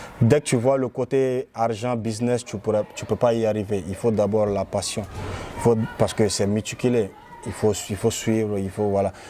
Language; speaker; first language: French; non-native, local second language; Fula